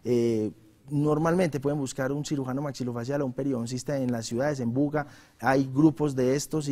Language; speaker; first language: Spanish; native; Spanish